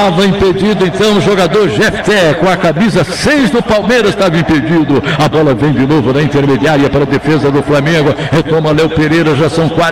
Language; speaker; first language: Portuguese; native; Portuguese